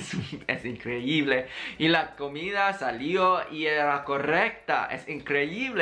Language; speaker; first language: Spanish; non-native, learner; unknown